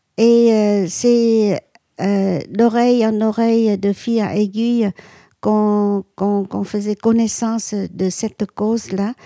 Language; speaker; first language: French; non-native, local second language; Vietnamese